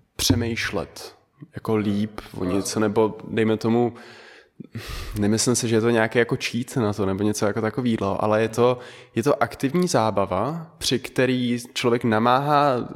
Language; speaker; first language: Czech; early bilingual, other home language; Dutch